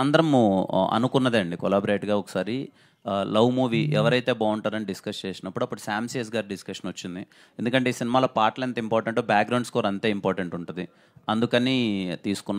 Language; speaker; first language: Telugu; native; Telugu